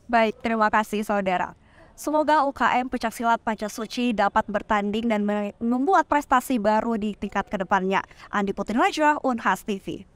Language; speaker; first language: Indonesian; native; Indonesian